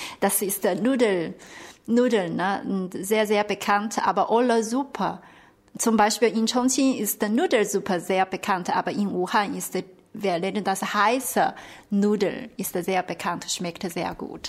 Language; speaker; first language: German; non-native, fluent; Chinese